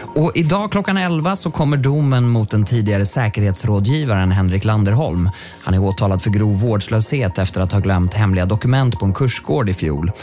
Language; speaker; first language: Swedish; native; Swedish